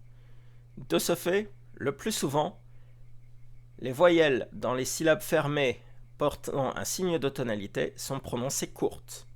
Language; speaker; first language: French; native; French